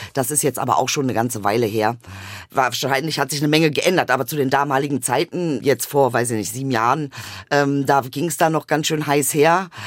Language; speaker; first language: German; early bilingual, other home language; Turkish